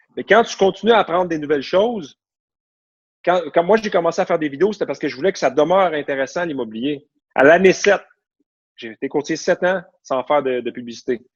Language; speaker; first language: French; native; French